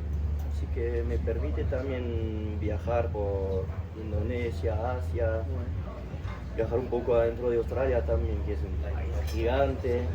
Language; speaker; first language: Spanish; non-native, fluent; French